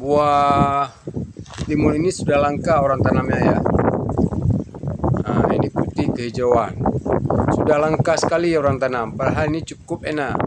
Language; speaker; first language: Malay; non-native, local second language; Achinese